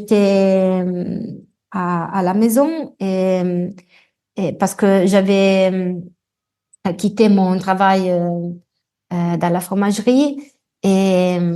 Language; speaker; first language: French; non-native, fluent; Italian